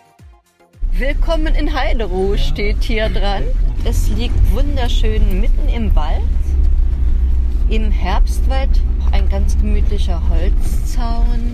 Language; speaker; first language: German; native; German